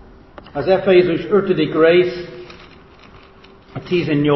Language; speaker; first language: Hungarian; non-native, fluent; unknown